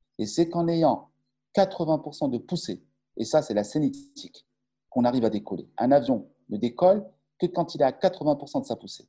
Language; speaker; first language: French; non-native, local second language; Arabic